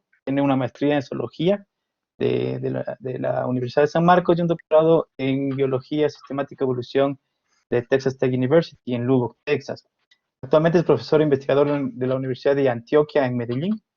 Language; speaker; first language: Spanish; native; Spanish